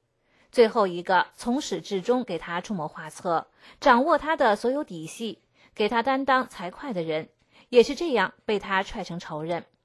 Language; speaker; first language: Chinese; native; Chinese